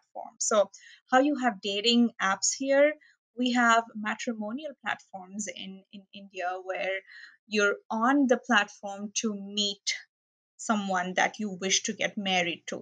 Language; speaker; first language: English; non-native, local second language; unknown